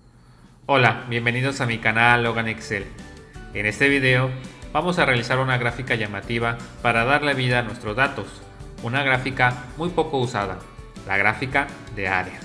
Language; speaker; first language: Spanish; native; Spanish